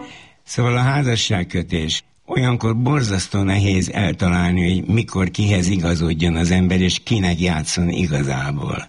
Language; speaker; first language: Hungarian; native; Hungarian